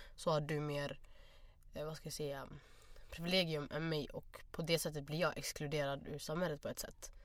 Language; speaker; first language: Swedish; early bilingual, other home language; Somali